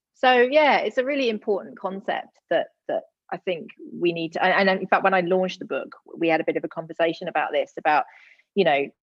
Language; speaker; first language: English; native; English